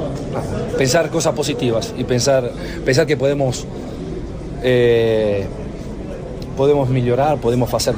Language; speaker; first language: Portuguese; non-native, fluent; Spanish